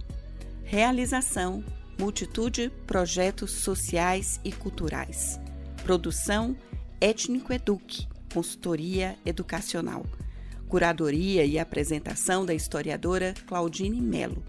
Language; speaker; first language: Portuguese; native; Portuguese